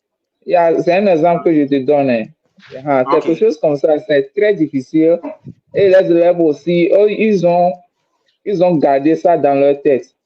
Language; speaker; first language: French; non-native, fluent; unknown